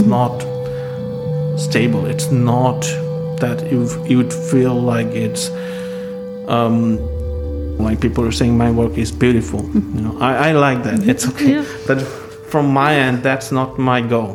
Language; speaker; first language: English; non-native, local second language; Bangla